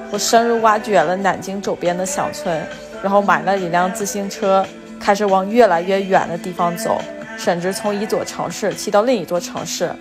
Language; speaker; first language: Chinese; non-native, fluent; English